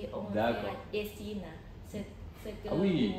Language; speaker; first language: French; non-native, fluent; Thai